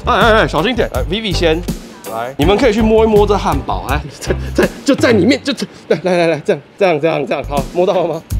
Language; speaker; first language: Chinese; native; Chinese